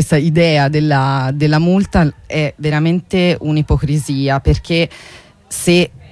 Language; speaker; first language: Italian; native; Italian